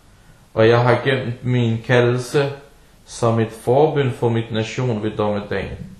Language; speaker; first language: Danish; early bilingual, other home language; Arabic